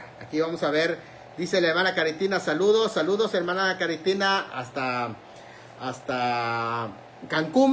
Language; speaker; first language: Spanish; native; Spanish